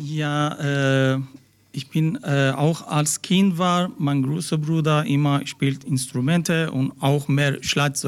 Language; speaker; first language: German; non-native, learner; Persian